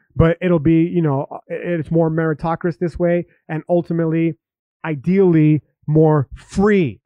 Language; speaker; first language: English; native; English